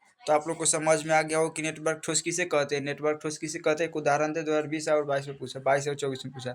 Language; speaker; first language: Hindi; native; Hindi